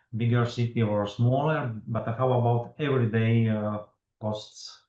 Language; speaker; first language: English; non-native, fluent; Latvian